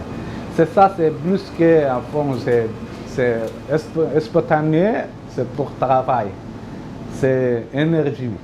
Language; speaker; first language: French; non-native, learner; Somali